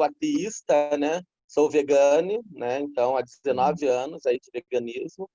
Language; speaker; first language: Portuguese; native; Portuguese